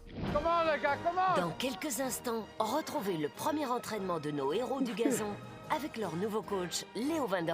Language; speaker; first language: French; native; French